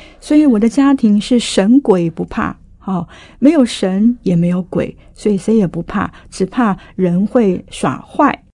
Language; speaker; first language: Chinese; native; Chinese